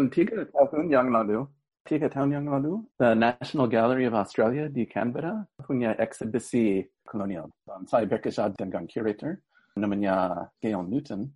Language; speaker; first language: Indonesian; non-native, learner; English